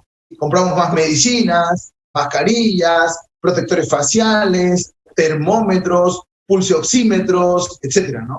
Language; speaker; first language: Spanish; native; Spanish